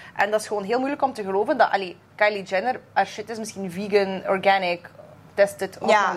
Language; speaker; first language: Dutch; native; Dutch